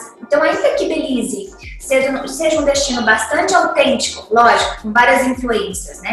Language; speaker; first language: Portuguese; native; Portuguese